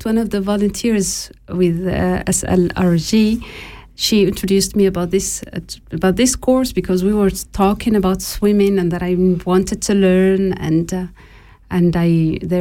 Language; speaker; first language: English; non-native, fluent; Arabic